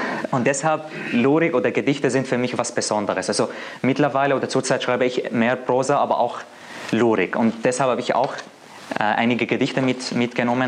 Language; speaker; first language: German; non-native, fluent; Arabic